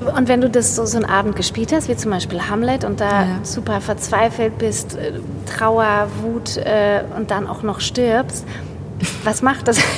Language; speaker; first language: German; native; German